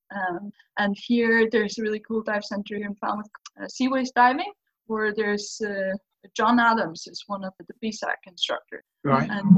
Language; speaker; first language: English; non-native, fluent; Faroese